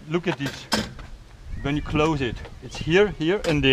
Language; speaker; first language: English; non-native, fluent; German